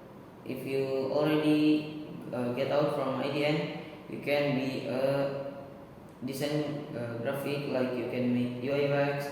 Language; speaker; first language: English; non-native, learner; Indonesian